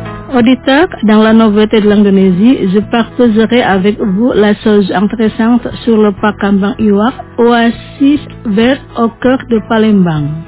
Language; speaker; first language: French; non-native, fluent; Indonesian